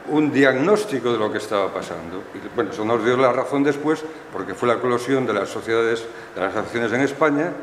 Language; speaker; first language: Spanish; native; Spanish